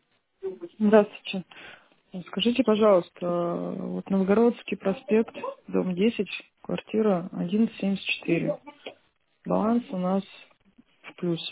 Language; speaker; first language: Russian; native; Russian